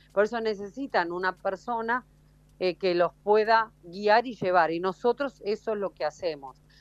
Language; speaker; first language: Spanish; native; Spanish